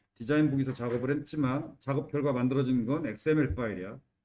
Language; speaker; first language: Korean; native; Korean